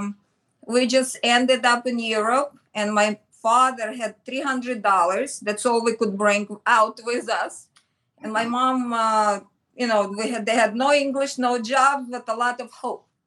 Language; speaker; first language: English; early bilingual, other home language; Russian